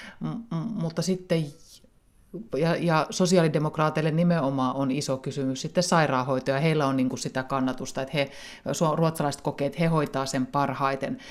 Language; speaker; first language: Finnish; native; Finnish